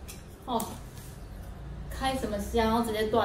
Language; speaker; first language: Chinese; native; Chinese